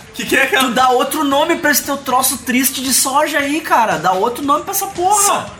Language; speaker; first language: Portuguese; native; Portuguese